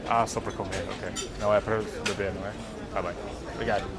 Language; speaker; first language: Portuguese; non-native, learner; English